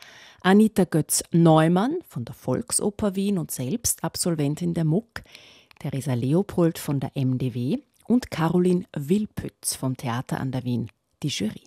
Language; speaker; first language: German; native; German